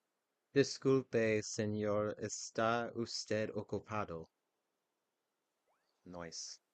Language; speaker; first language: Spanish; non-native, learner; English